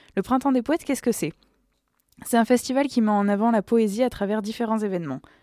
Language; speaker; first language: French; native; French